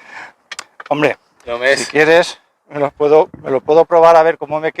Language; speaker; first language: Spanish; native; Spanish